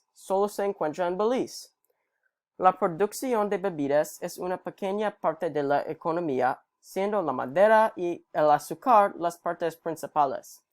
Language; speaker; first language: Spanish; non-native, learner; English